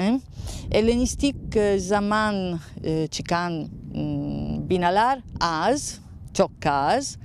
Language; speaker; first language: Turkish; non-native, learner; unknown